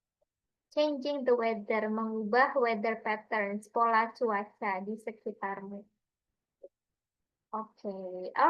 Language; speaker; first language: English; non-native, learner; Indonesian